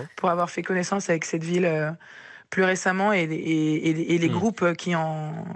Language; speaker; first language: French; native; French